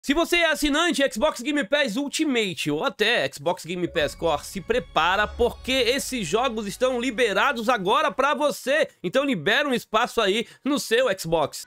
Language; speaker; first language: Portuguese; native; Portuguese